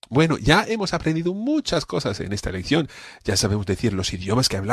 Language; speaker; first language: Spanish; non-native, fluent; English